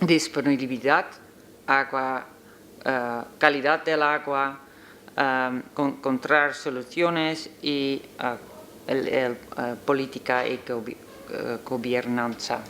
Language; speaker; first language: Spanish; non-native, learner; Dutch